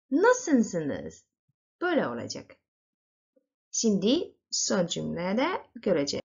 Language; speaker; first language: Turkish; non-native, learner; Chinese